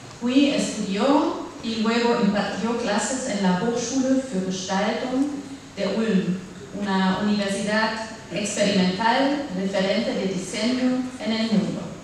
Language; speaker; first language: Spanish; non-native, fluent; German